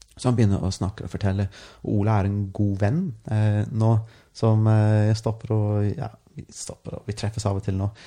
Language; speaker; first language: Norwegian; non-native, fluent; English